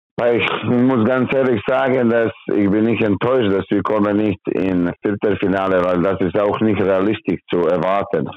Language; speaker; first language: German; non-native, learner; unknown